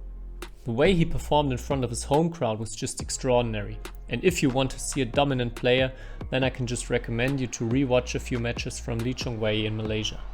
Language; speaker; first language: English; non-native, fluent; German